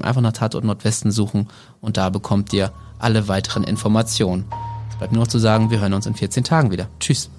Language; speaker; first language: German; native; German